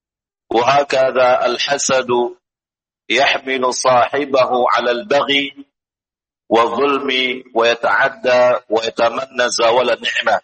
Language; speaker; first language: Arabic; non-native, fluent; Indonesian